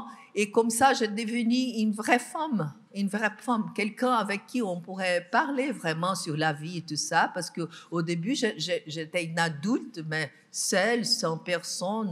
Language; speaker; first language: French; non-native, fluent; Portuguese